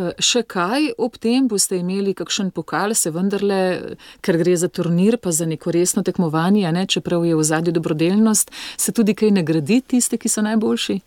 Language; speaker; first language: Slovenian; native; Slovenian